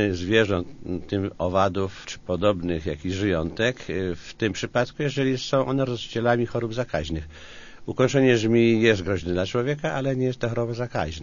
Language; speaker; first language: Polish; native; Polish